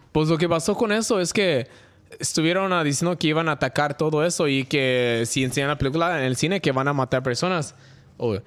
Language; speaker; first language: Spanish; early bilingual, heritage; Spanish